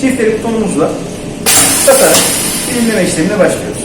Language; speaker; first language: Turkish; native; Turkish